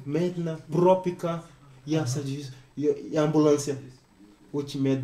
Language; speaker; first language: Portuguese; native; Portuguese